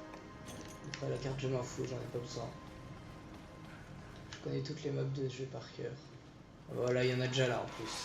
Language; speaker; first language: French; native; French